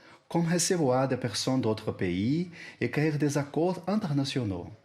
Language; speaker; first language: French; non-native, learner; Portuguese